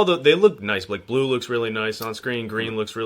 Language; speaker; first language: English; native; English